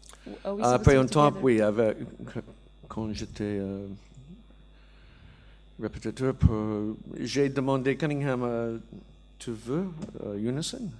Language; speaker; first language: French; non-native, learner; English